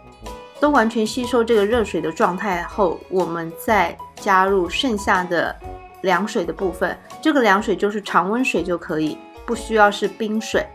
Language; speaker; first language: Chinese; native; Chinese